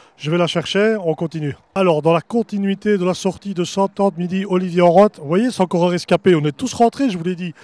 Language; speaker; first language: French; native; French